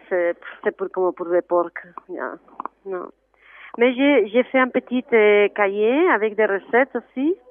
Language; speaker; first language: French; non-native, fluent; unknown